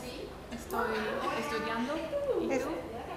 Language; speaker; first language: Spanish; non-native, learner; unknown